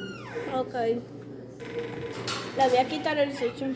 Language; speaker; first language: Spanish; native; Spanish